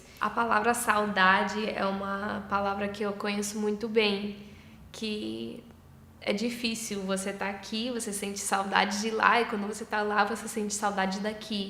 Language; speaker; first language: Portuguese; early bilingual, heritage; English